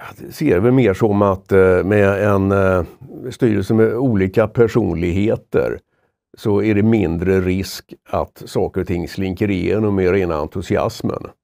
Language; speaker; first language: Swedish; native; Swedish